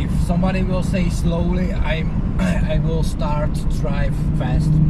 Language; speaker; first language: English; non-native, learner; Czech